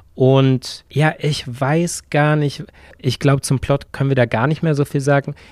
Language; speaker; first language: German; native; German